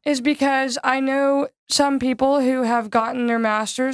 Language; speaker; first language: English; native; English